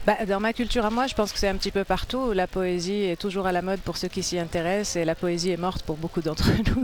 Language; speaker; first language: French; non-native, local second language; Arabic